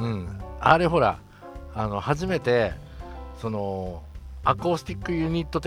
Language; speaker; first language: Japanese; native; Japanese